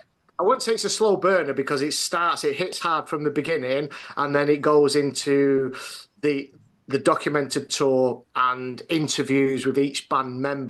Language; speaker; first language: English; native; English